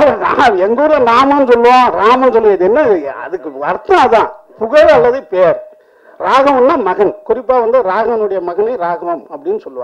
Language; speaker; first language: Tamil; native; Tamil